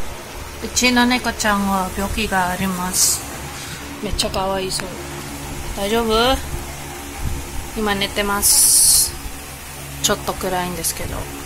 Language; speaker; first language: Japanese; non-native, learner; English